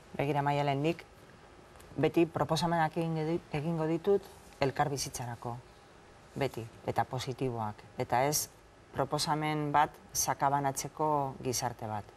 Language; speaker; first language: Basque; non-native, local second language; Spanish